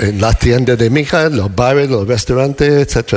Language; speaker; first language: Spanish; non-native, fluent; English